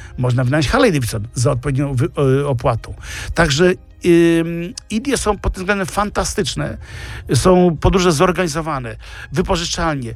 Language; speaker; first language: Polish; native; Polish